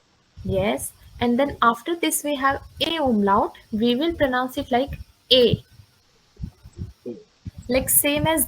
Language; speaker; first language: English; non-native, local second language; Hindi